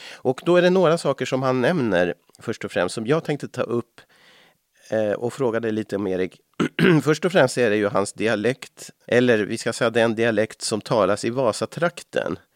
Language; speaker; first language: Swedish; native; Swedish